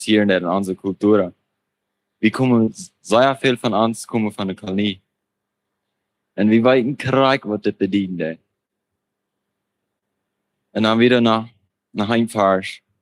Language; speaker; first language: German; non-native, local second language; Plautdietsch